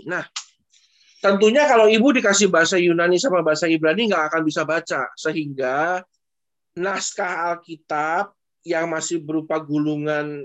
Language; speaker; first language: Indonesian; native; Indonesian